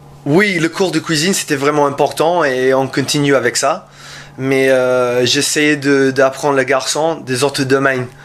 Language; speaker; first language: French; non-native, learner; English